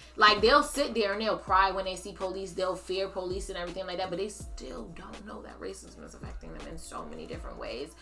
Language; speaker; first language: English; native; English